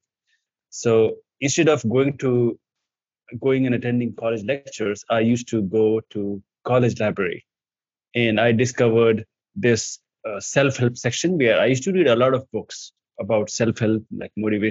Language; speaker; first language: English; non-native, local second language; Hindi